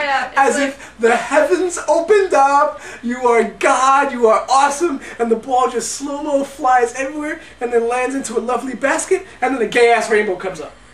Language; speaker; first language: English; native; English